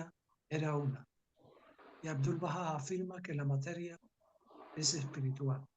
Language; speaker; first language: Spanish; native; Spanish